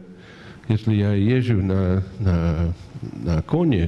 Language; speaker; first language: Russian; non-native, fluent; English